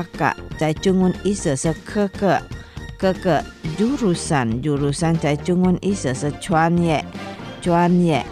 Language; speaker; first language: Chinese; non-native, fluent; Indonesian